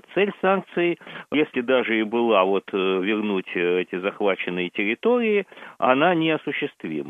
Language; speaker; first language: Russian; native; Russian